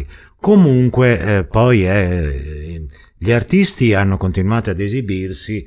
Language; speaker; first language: Italian; native; Italian